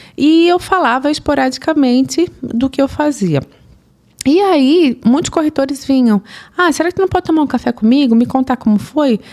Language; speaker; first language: Portuguese; native; Portuguese